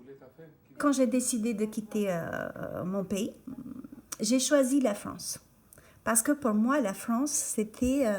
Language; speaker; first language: French; non-native, fluent; Albanian